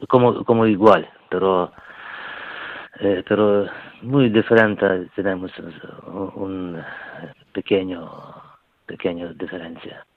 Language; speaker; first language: Spanish; non-native, learner; Ukrainian